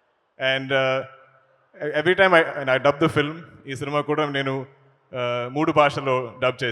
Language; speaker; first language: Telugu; non-native, learner; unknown